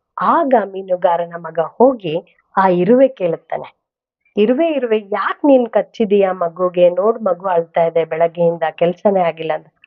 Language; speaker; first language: Kannada; non-native, local second language; Telugu